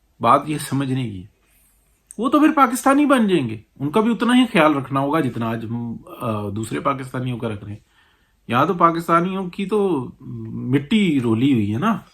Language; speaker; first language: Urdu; native; Urdu